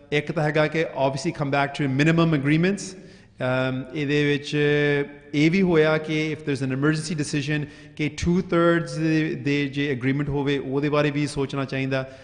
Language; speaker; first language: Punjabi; early bilingual, heritage; Punjabi